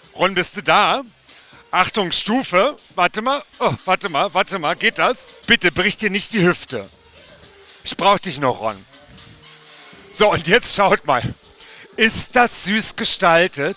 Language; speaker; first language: German; native; German